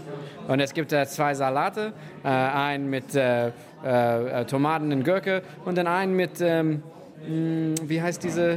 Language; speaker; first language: German; non-native, fluent; English